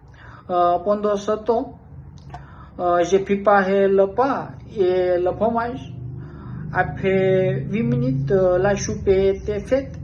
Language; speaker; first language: French; non-native, learner; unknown